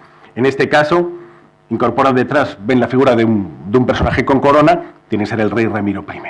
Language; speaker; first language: Spanish; native; Spanish